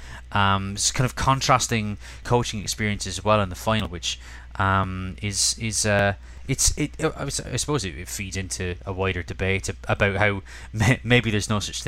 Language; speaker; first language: English; native; English